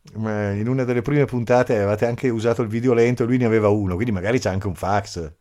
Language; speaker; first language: Italian; native; Italian